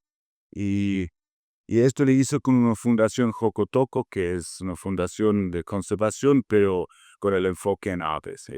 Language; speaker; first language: Spanish; non-native, fluent; English